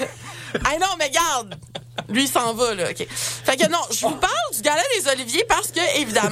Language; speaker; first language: French; native; French